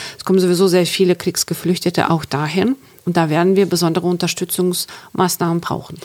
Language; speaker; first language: German; non-native, fluent; Ukrainian